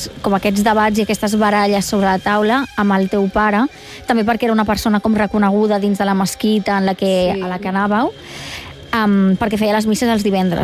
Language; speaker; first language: Catalan; native; Catalan